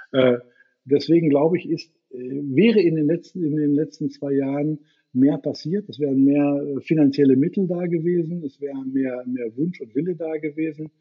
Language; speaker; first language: German; native; German